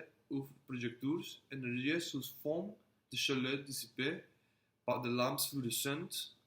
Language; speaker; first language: French; non-native, learner; Spanish